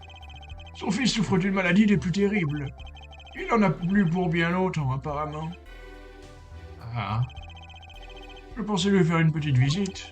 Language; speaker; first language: French; native; French